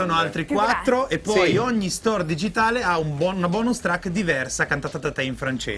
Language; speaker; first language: Italian; native; Italian